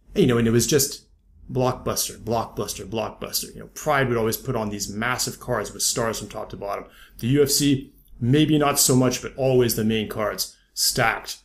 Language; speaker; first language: English; native; English